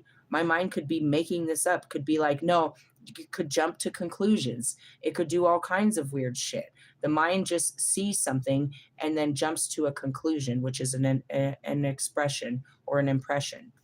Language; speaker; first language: English; native; English